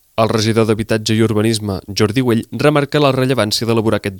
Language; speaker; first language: Catalan; native; Catalan